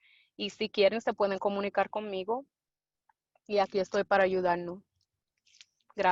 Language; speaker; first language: Spanish; early bilingual, heritage; Spanish